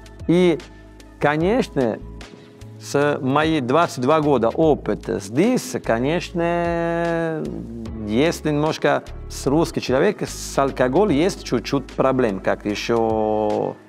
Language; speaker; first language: Russian; non-native, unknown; Italian